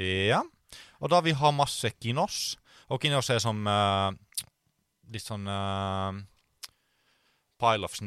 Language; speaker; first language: Norwegian; non-native, fluent; Finnish